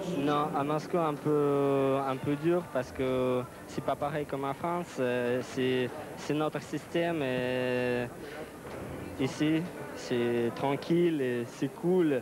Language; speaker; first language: French; non-native, learner; Russian